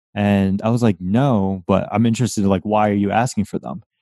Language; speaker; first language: English; native; English